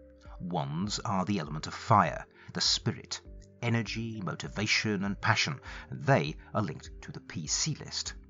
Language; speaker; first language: English; native; English